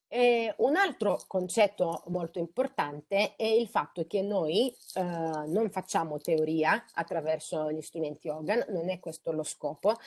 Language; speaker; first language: Italian; non-native, fluent; Greek